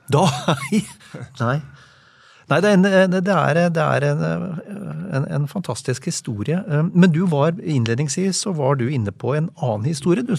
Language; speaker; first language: Norwegian; native; Norwegian